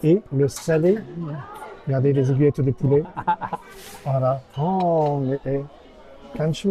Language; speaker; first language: French; native; French